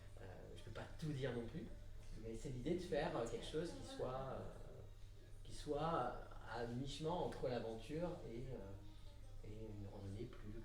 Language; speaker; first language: French; native; French